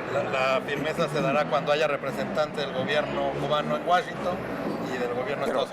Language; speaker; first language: Spanish; native; Spanish